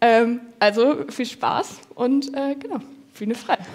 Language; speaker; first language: German; native; German